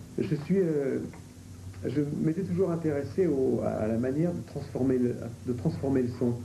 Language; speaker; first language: French; native; French